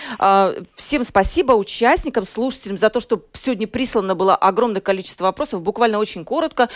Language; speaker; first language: Russian; native; Russian